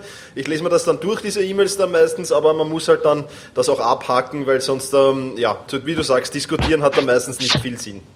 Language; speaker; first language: German; native; German